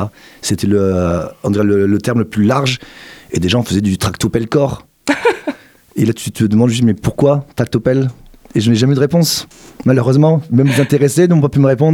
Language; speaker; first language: French; native; French